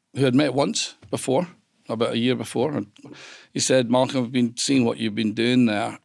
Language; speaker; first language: English; native; English